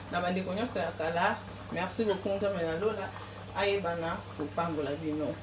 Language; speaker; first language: French; non-native, local second language; Lingala